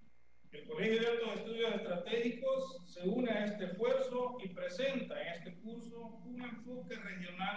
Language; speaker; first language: Spanish; native; Spanish